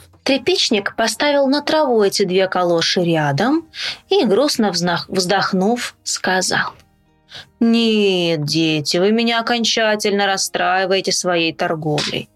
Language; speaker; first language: Russian; native; Russian